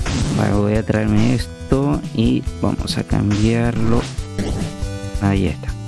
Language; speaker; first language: Spanish; native; Spanish